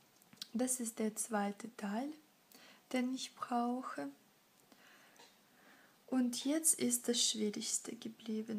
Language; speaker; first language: German; non-native, fluent; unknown